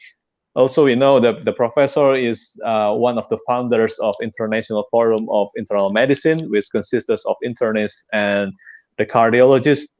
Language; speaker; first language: English; non-native, fluent; Indonesian